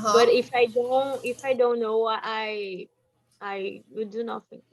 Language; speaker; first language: English; non-native, learner; Portuguese